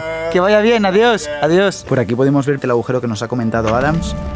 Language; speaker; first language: Spanish; native; Spanish